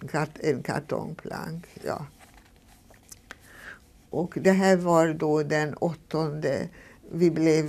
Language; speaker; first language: Swedish; non-native, fluent; Hungarian